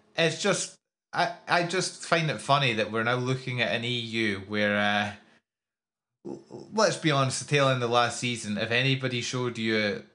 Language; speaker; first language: English; native; English